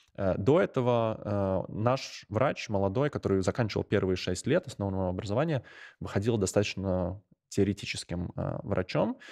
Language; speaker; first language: Russian; non-native, local second language; Latvian